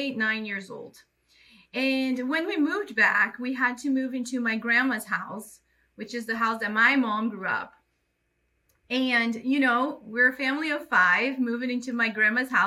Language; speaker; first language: English; non-native, fluent; Portuguese